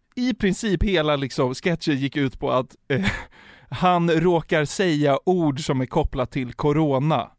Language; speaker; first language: Swedish; native; Swedish